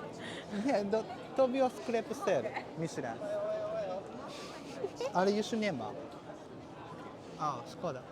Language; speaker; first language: Polish; non-native, learner; Japanese